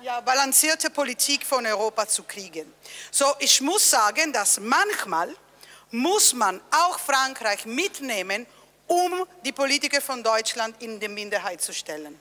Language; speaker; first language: German; non-native, fluent; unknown